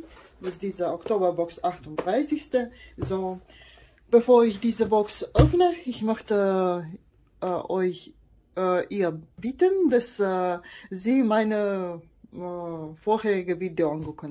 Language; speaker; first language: German; non-native, learner; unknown